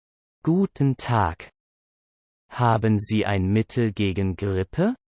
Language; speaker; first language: German; non-native, learner; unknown